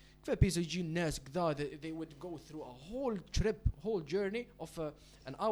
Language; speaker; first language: English; non-native, fluent; Arabic